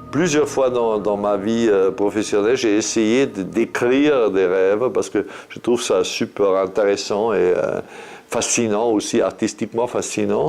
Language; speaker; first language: French; non-native, fluent; German